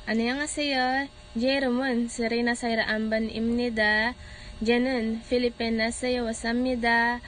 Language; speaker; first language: Korean; non-native, learner; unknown